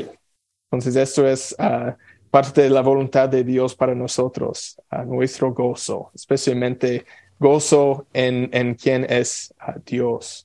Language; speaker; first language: Spanish; non-native, fluent; English